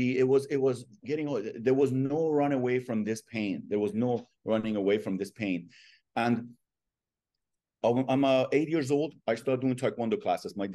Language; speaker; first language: English; non-native, fluent; Persian